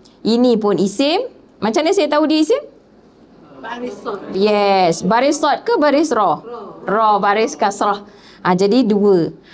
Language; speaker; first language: Malay; native; Malay